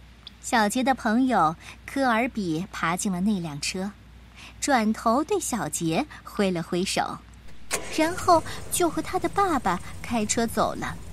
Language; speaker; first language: Chinese; native; Chinese